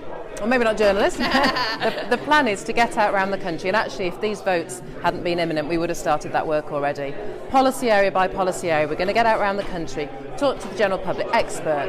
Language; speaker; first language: English; native; English